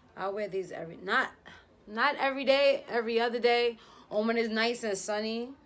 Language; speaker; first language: English; native; English